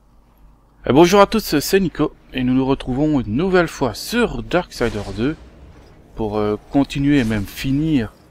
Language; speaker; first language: French; native; French